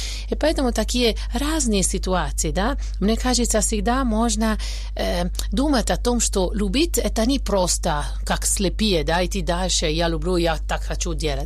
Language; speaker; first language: Russian; non-native, learner; Italian